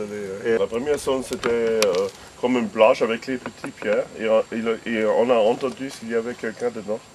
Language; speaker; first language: French; non-native, fluent; German